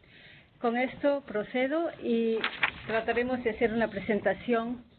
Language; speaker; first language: Spanish; native; Spanish